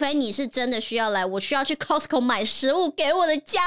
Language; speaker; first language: Chinese; native; Chinese